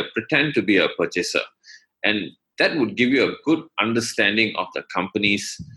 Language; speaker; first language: English; non-native, local second language; Tamil